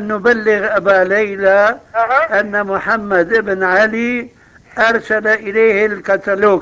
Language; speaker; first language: Arabic; native; Arabic